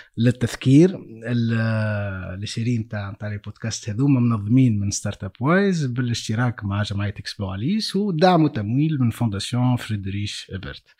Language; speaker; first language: Arabic; native; Arabic